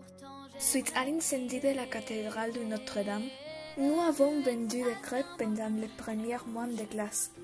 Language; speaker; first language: French; non-native, learner; Spanish